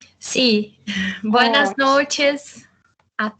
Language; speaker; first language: Spanish; non-native, learner; Portuguese